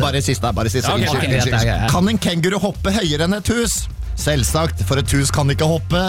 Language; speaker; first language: Norwegian; native; Norwegian